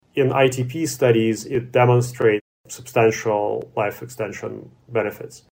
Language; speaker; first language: English; non-native, fluent; Latvian